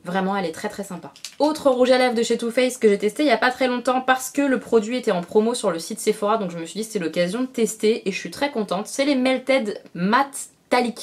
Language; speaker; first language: French; native; French